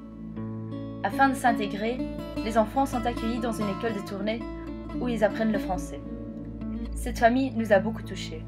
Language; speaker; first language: French; native; French